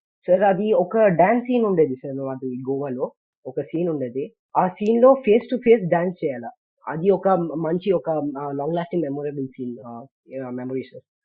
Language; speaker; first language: Telugu; non-native, learner; Kannada